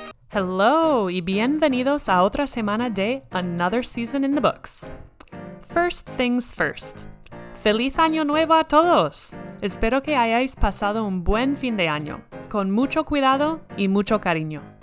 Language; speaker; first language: Spanish; non-native, fluent; English